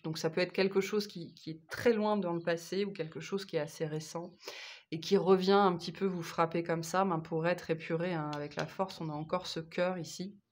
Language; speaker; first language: French; native; French